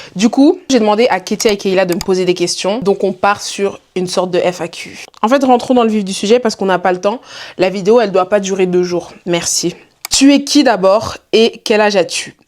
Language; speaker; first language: French; native; French